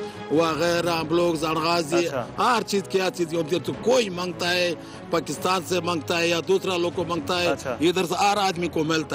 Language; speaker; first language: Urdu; non-native, learner; Pashto